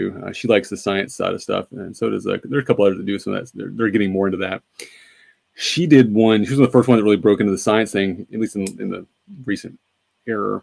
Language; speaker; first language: English; native; English